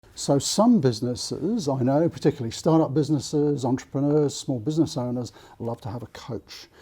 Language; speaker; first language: English; native; English